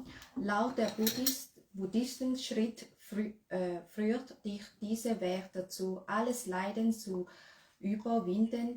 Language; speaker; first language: German; non-native, learner; Thai